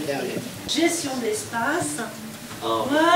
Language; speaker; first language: French; native; French